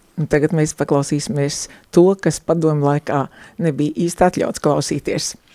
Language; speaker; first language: Latvian; native; Latvian